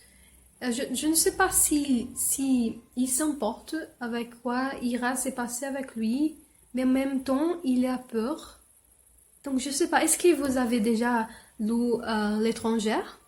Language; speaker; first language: French; non-native, learner; English